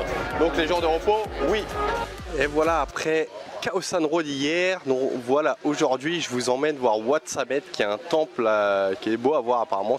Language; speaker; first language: French; native; French